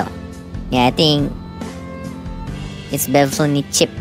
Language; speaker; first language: English; non-native, learner; Indonesian